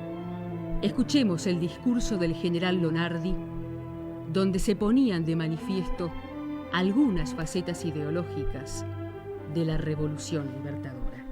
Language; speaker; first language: Spanish; native; Spanish